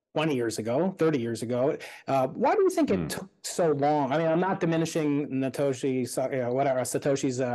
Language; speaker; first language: English; native; English